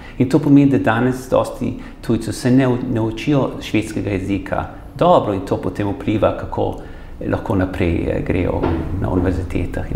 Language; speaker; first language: Slovenian; early bilingual, heritage; Slovenian